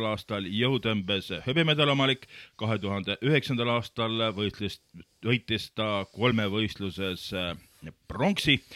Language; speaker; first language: Estonian; native; Estonian